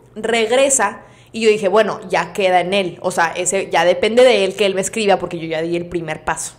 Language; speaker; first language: Spanish; native; Spanish